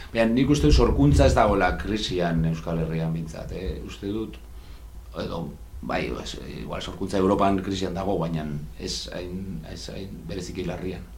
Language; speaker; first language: Basque; non-native, local second language; Spanish